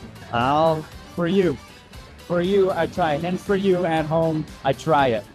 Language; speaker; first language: English; native; English